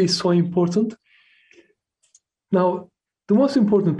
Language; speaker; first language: English; non-native, fluent; Turkish